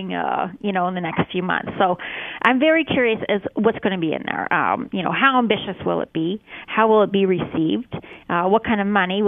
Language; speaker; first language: English; native; English